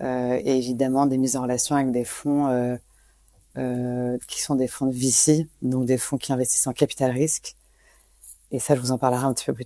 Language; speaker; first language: French; native; French